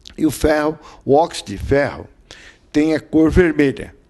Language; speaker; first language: Portuguese; native; Portuguese